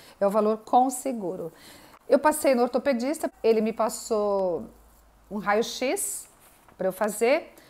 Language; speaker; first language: Portuguese; native; Portuguese